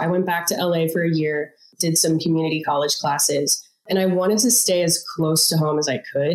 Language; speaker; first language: English; native; English